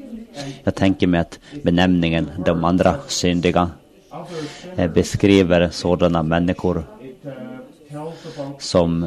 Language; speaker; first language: Swedish; non-native, local second language; Finnish